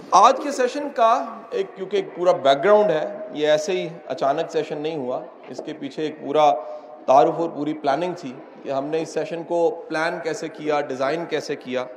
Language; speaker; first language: Urdu; non-native, local second language; Punjabi